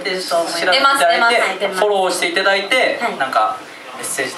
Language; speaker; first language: Japanese; native; Japanese